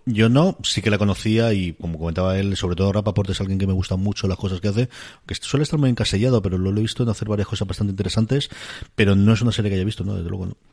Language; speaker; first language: Spanish; native; Spanish